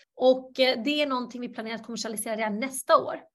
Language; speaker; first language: Swedish; early bilingual, other home language; Bosnian